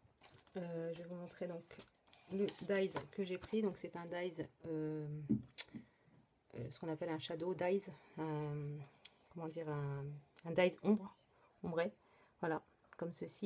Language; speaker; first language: French; native; French